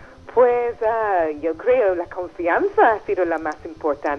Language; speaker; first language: Spanish; non-native, fluent; English